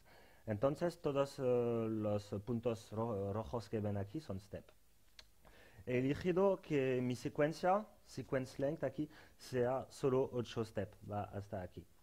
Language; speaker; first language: Spanish; non-native, fluent; French